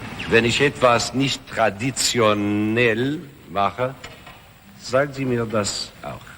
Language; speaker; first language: German; non-native, learner; English